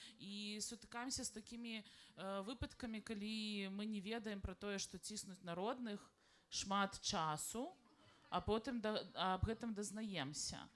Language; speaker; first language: Belarusian; native; Belarusian